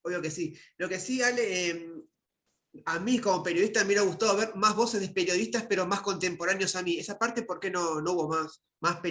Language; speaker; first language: Spanish; native; Spanish